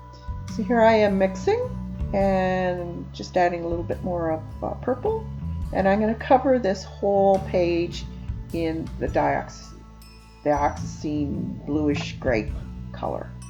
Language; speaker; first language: English; native; English